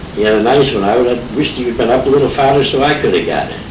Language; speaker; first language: English; native; English